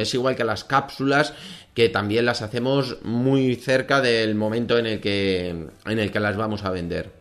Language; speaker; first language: Spanish; native; Spanish